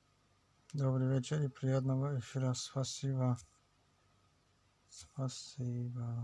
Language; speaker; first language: Russian; non-native, learner; Tajik